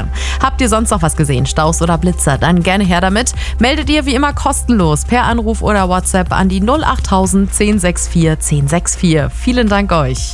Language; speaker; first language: German; native; German